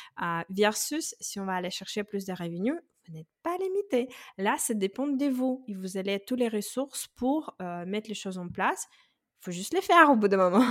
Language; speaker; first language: French; non-native, fluent; Russian